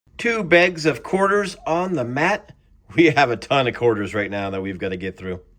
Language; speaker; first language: English; native; English